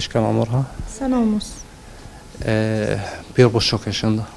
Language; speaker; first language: Turkish; non-native, learner; Arabic